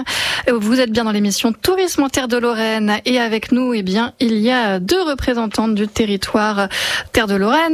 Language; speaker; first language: French; native; French